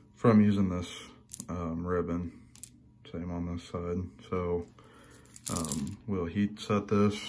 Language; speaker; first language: English; native; English